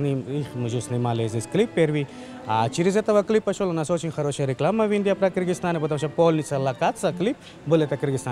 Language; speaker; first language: Russian; non-native, learner; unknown